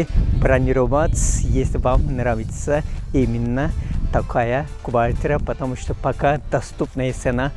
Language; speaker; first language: Russian; non-native, fluent; Turkish